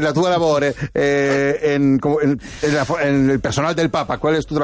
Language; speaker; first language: Spanish; native; Spanish